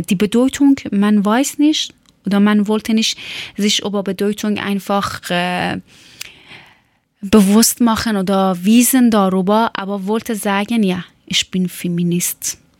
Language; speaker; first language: German; non-native, learner; Persian